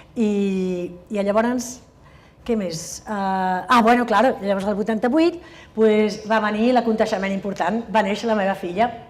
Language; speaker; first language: Catalan; native; Catalan